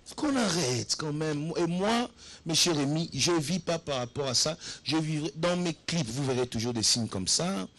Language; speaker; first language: French; non-native, local second language; Lingala